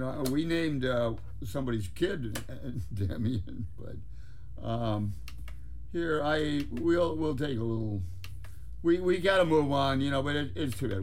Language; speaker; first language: English; native; English